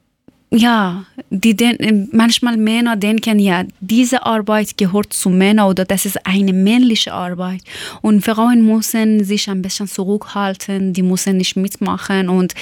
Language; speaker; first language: German; non-native, fluent; Persian